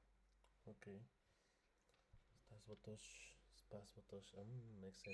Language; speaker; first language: English; non-native, learner; Spanish